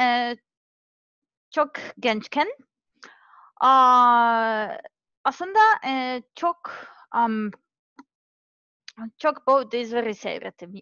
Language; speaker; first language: Turkish; non-native, learner; Serbian